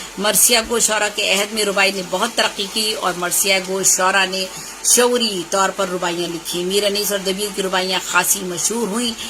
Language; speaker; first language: Urdu; native; Urdu